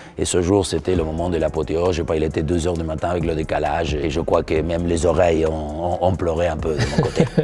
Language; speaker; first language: French; non-native, fluent; Spanish